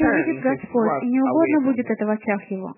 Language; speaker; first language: Russian; native; Russian